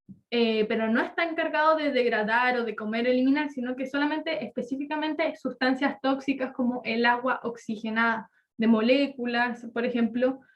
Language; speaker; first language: Spanish; native; Spanish